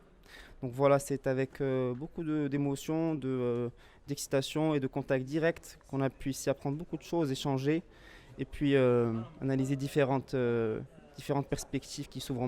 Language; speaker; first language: French; non-native, local second language; Arabic